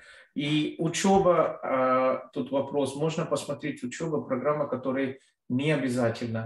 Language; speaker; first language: Russian; non-native, fluent; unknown